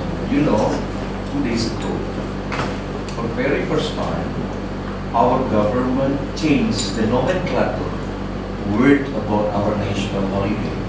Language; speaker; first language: English; non-native, learner; Indonesian